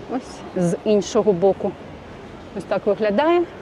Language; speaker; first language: Ukrainian; non-native, local second language; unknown